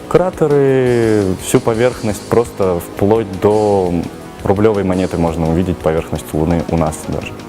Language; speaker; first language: Russian; native; Russian